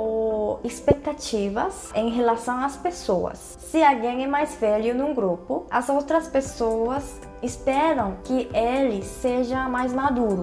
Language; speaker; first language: Portuguese; non-native, fluent; Korean